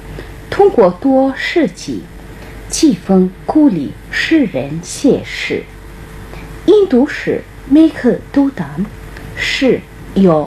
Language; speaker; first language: Chinese; non-native, fluent; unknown